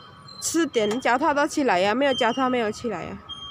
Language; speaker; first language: Chinese; non-native, learner; Indonesian